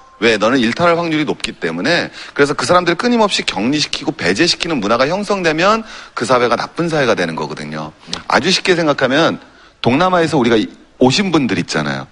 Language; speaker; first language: Korean; native; Korean